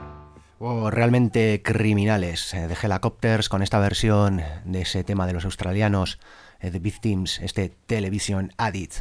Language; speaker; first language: Spanish; native; Spanish